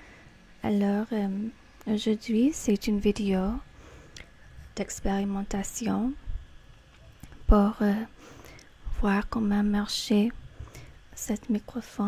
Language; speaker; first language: French; non-native, fluent; English